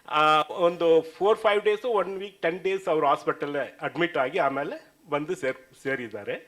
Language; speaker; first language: Kannada; non-native, learner; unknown